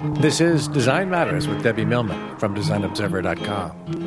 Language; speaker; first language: English; native; English